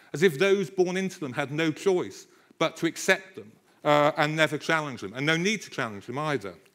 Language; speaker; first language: English; native; English